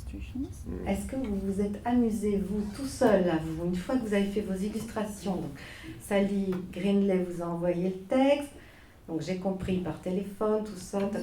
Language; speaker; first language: French; native; French